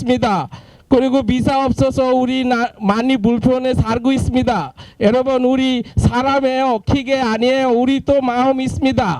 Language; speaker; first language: Korean; non-native, learner; Bangla